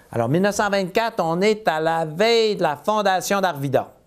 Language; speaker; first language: French; native; French